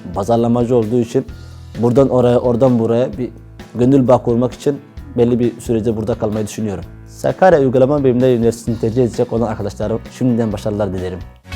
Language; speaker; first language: Turkish; non-native, fluent; Somali